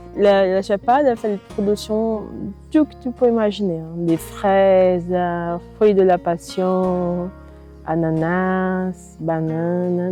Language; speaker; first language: French; non-native, learner; Portuguese